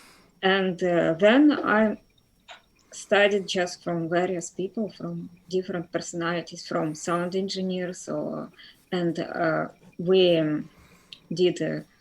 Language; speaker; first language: English; non-native, fluent; Russian